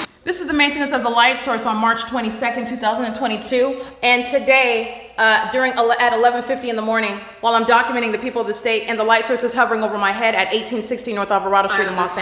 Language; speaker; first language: English; native; English